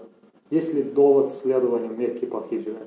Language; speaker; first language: Russian; native; Russian